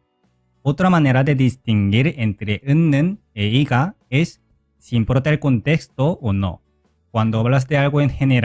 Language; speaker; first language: Spanish; non-native, fluent; Korean